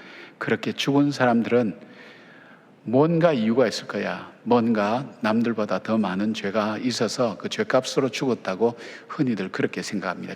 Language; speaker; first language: Korean; native; Korean